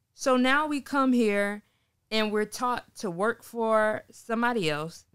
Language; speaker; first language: English; native; English